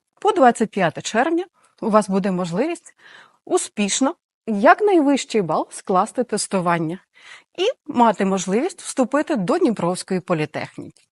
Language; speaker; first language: Ukrainian; native; Ukrainian